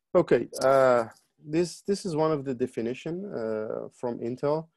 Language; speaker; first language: English; non-native, fluent; Arabic